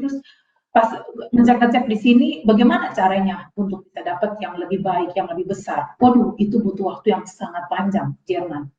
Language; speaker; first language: Indonesian; native; Indonesian